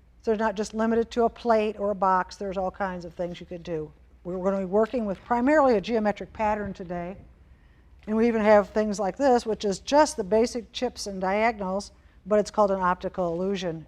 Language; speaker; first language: English; native; English